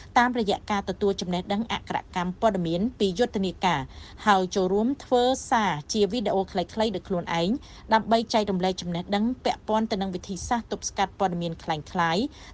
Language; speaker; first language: Khmer; native; Khmer